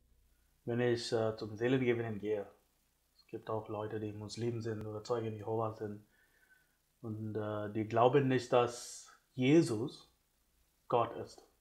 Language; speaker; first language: German; non-native, fluent; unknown